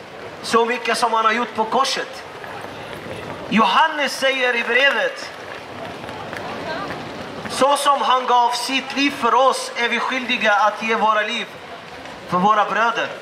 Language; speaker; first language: Swedish; non-native, fluent; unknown